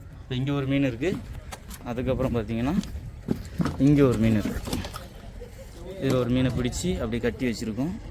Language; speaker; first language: Tamil; native; Tamil